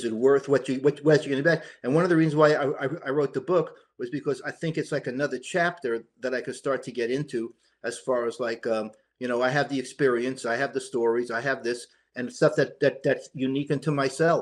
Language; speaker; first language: English; native; English